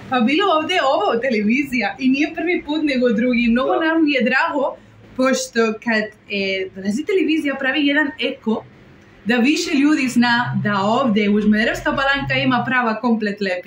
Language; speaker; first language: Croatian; non-native, learner; Spanish